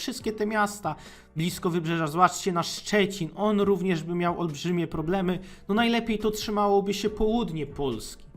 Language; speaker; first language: Polish; native; Polish